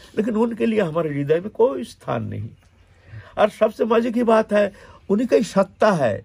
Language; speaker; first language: Hindi; non-native, local second language; Bangla